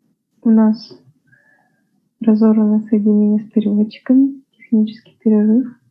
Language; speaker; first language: Russian; native; Russian